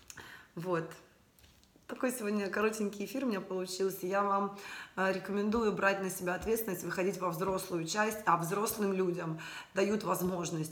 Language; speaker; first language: Russian; native; Russian